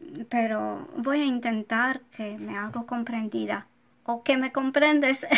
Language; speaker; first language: Spanish; non-native, fluent; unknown